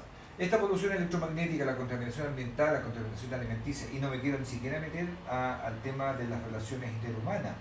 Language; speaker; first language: Spanish; native; Spanish